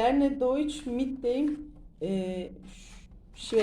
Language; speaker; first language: German; non-native, learner; Turkish